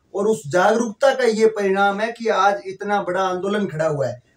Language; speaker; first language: Hindi; native; Hindi